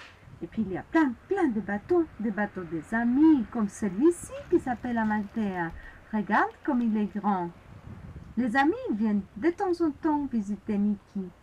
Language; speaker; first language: French; non-native, fluent; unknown